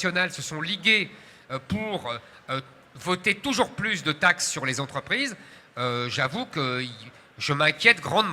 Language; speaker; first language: French; native; French